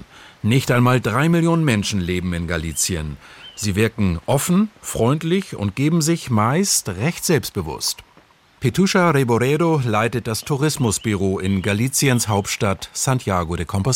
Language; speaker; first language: German; native; German